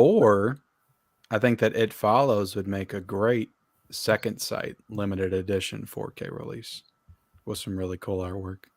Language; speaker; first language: English; native; English